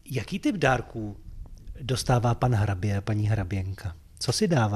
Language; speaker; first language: Czech; native; Czech